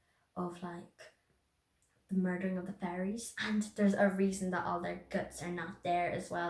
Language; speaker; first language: English; native; English